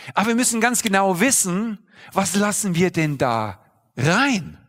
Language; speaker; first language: German; native; German